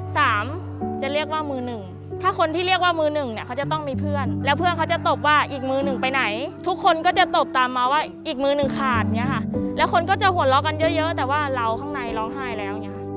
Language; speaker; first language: Thai; native; Thai